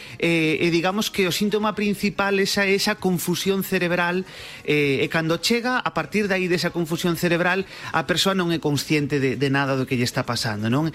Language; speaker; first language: Galician; native; Galician